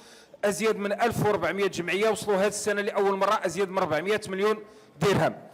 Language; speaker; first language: Arabic; native; Arabic